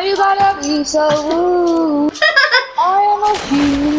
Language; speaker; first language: English; native; English